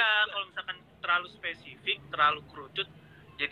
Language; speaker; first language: Indonesian; native; Indonesian